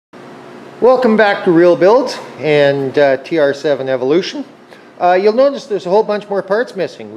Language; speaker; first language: English; native; English